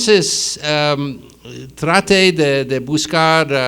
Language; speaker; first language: Spanish; non-native, fluent; English